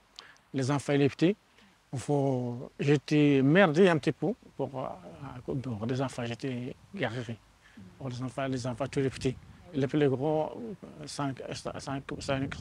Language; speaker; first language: French; non-native, learner; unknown